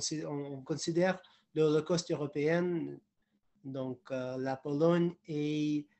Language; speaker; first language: French; non-native, fluent; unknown